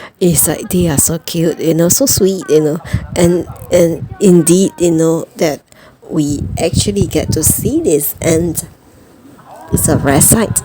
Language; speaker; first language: English; non-native, fluent; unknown